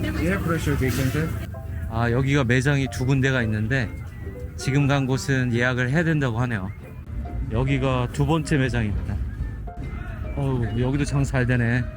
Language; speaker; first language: Korean; native; Korean